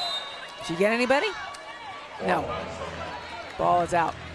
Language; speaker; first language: English; native; English